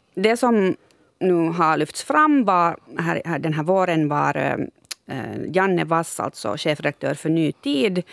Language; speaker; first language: Swedish; native; Swedish